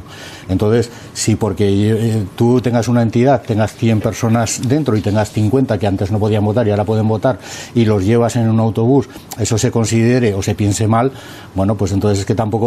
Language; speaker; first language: Spanish; native; Spanish